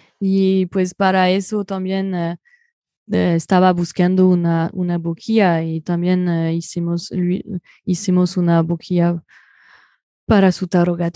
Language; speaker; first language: Spanish; non-native, fluent; French